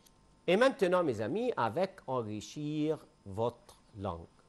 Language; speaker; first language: French; non-native, local second language; Arabic